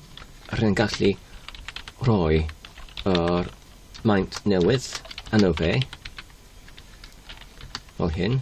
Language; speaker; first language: Welsh; non-native, learner; English